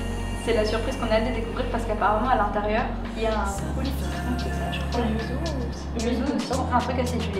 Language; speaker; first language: French; native; French